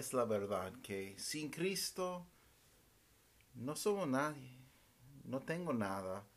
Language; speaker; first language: Spanish; non-native, fluent; English